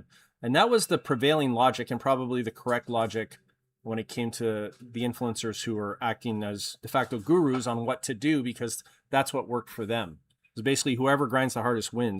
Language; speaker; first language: English; native; English